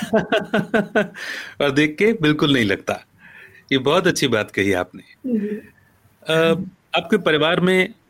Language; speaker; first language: Hindi; native; Hindi